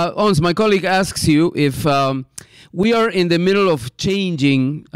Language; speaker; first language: English; non-native, fluent; Spanish